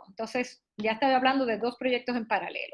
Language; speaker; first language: Spanish; native; Spanish